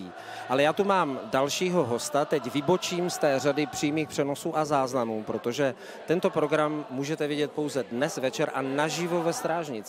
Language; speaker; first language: Czech; native; Czech